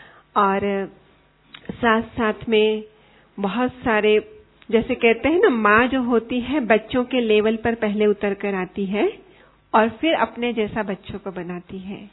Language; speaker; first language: Hindi; native; Hindi